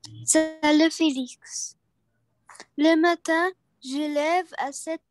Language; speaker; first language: French; non-native, learner; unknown